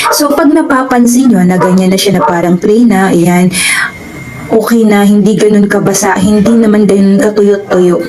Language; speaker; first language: Filipino; non-native, local second language; Waray